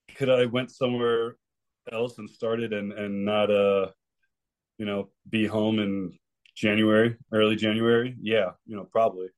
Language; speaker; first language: English; early bilingual, other home language; Spanish